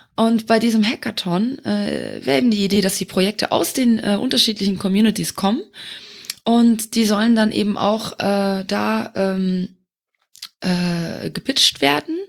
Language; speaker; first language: German; non-native, local second language; Luxembourgish